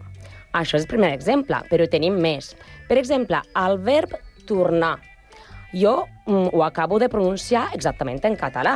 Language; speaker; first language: Catalan; non-native, learner; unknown